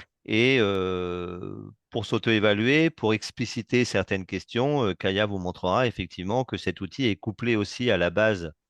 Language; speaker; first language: French; native; French